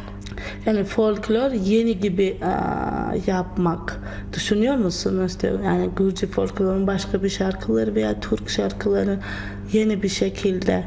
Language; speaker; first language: Turkish; non-native, learner; Georgian